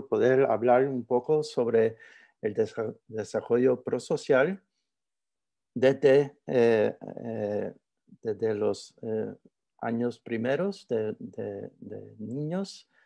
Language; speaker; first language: Spanish; early bilingual, heritage; Spanish